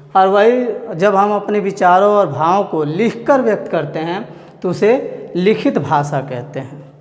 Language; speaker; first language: Hindi; native; Hindi